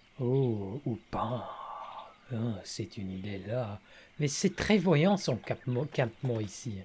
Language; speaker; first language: French; non-native, learner; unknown